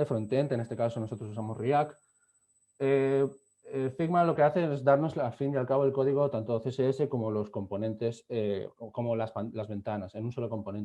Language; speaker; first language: Spanish; native; Spanish